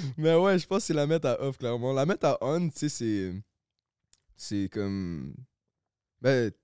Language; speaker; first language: French; native; French